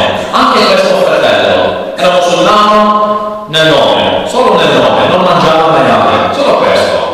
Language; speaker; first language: Italian; non-native, learner; English